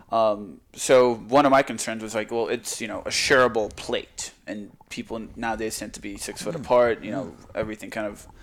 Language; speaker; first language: English; non-native, fluent; Croatian